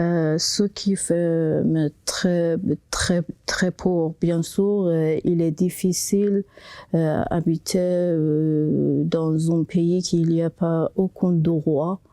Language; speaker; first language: French; non-native, local second language; Persian